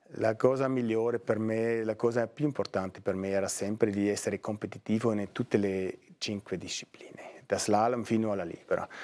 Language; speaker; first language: Italian; non-native, fluent; German